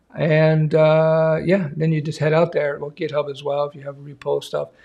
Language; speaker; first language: English; native; English